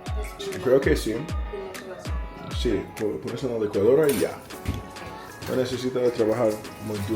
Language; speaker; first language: Spanish; non-native, learner; English